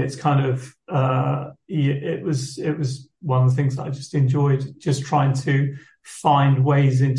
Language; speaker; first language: English; native; English